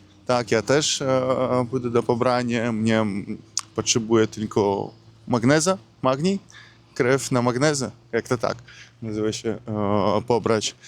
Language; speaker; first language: Polish; non-native, learner; Russian